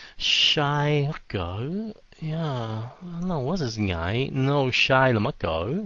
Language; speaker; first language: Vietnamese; early bilingual, heritage; Vietnamese